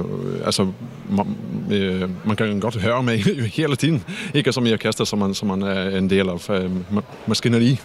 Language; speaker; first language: Danish; non-native, fluent; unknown